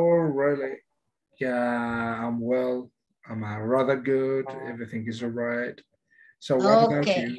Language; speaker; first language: English; non-native, fluent; Arabic